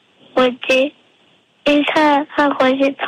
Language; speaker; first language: Korean; early bilingual, other home language; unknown